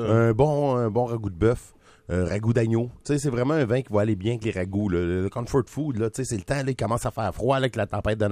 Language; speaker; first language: French; native; French